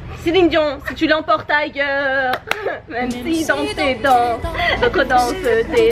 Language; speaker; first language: French; native; French